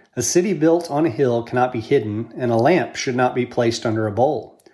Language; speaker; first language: English; native; English